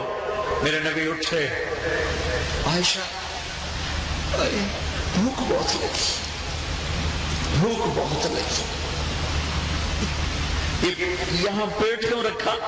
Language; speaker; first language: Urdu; non-native, local second language; Punjabi